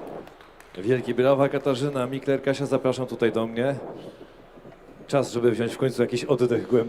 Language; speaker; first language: Polish; native; Polish